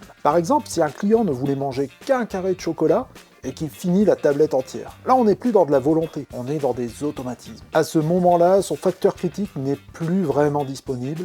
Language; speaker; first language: French; native; French